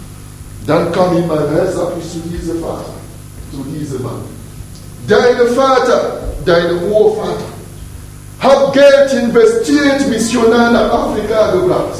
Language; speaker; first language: German; non-native, fluent; French